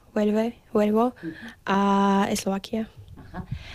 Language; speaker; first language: Spanish; non-native, learner; Slovak